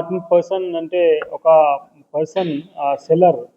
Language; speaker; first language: Telugu; non-native, local second language; Urdu